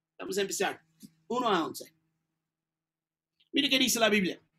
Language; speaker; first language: Spanish; non-native, learner; English